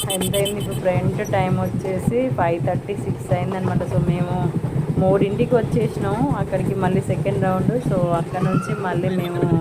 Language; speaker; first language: Telugu; native; Telugu